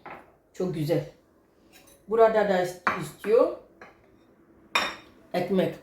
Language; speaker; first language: Turkish; non-native, learner; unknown